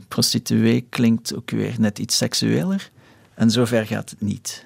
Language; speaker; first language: Dutch; native; Dutch